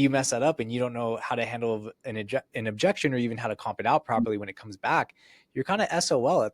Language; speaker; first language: English; native; English